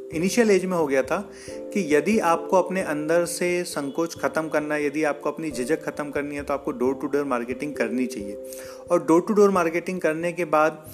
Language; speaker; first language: Hindi; native; Hindi